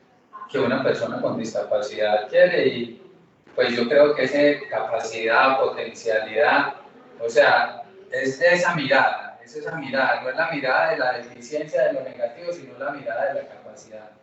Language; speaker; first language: Spanish; native; Spanish